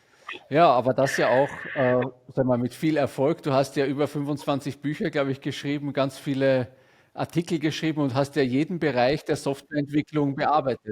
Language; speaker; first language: German; native; German